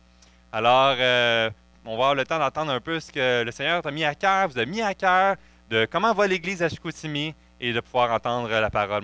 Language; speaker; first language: French; native; French